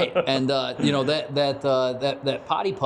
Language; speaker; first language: English; native; English